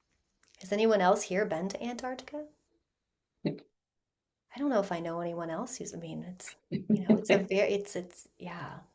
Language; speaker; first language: English; native; English